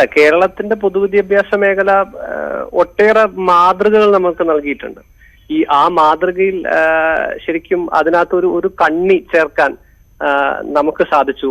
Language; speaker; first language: Malayalam; native; Malayalam